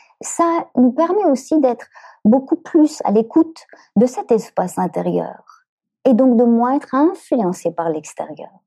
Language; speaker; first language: French; native; French